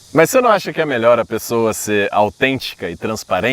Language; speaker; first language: Portuguese; native; Portuguese